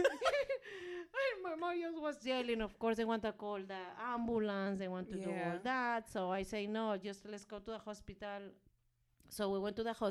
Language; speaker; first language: English; non-native, learner; Spanish